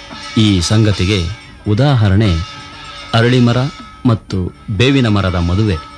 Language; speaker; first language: Kannada; native; Kannada